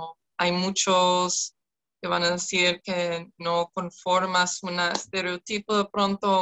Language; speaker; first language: Spanish; non-native, fluent; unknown